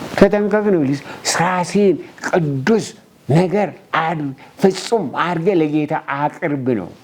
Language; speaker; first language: Amharic; non-native, local second language; Oromo